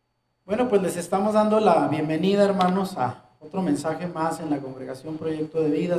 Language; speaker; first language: Spanish; native; Spanish